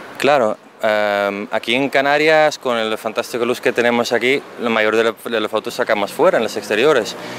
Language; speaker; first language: Spanish; non-native, fluent; Dutch